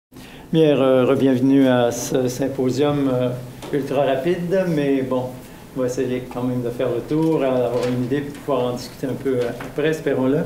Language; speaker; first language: French; native; French